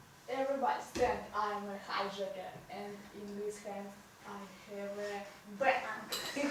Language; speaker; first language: English; non-native, learner; Russian